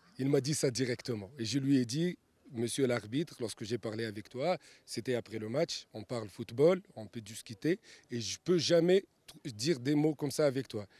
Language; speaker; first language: French; non-native, local second language; Arabic